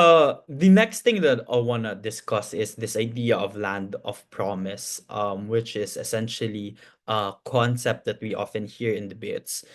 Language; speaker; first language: English; non-native, local second language; Cebuano